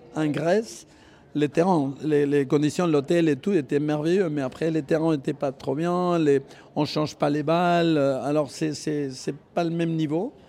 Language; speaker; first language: French; non-native, fluent; Spanish